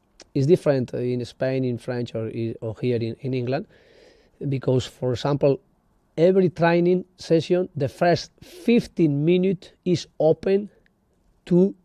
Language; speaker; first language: English; non-native, learner; Spanish